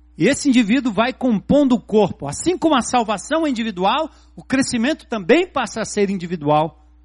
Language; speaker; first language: Portuguese; native; Portuguese